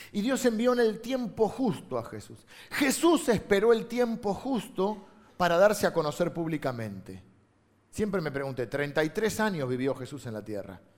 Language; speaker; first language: Spanish; native; Spanish